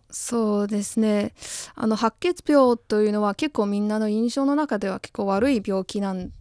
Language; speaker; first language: Japanese; non-native, fluent; Chinese